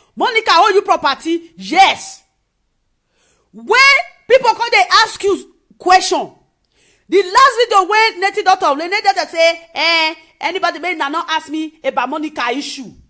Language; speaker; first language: Nigerian Pidgin; non-native, local second language; Esan